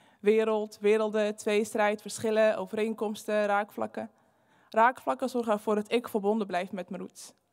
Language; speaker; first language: Dutch; early bilingual, other home language; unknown